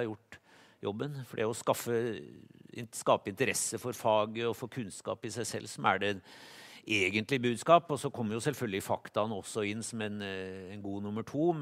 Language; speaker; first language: Norwegian; native; Norwegian